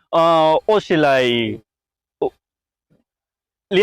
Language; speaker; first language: Chinese; non-native, learner; Bangla